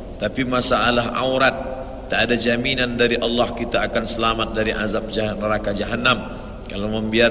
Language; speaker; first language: Indonesian; native; Indonesian